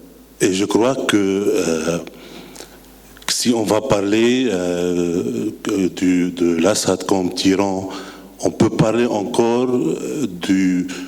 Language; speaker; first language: French; non-native, local second language; Arabic